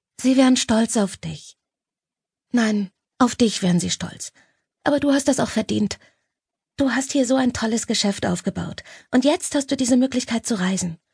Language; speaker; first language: German; native; German